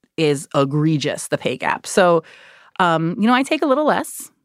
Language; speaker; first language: English; native; English